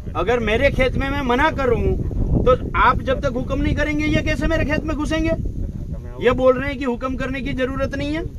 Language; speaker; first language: Hindi; non-native, local second language; Gujarati